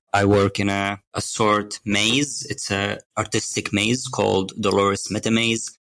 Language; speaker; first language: English; non-native, fluent; Arabic